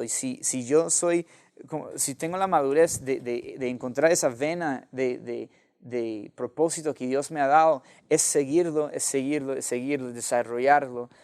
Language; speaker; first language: Spanish; non-native, fluent; English